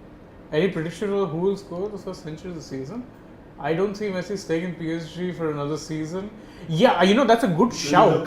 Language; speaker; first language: English; non-native, local second language; Hindi